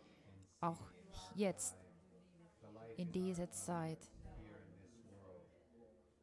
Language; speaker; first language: German; non-native, fluent; Finnish